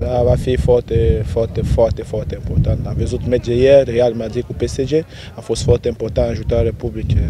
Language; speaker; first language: Romanian; non-native, learner; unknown